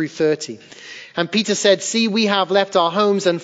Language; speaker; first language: English; native; English